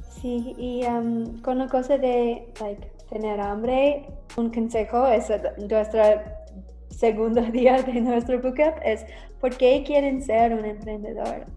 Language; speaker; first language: Spanish; non-native, learner; English